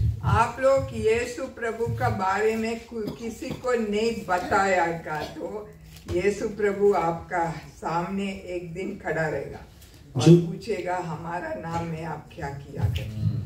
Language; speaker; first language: Hindi; non-native, local second language; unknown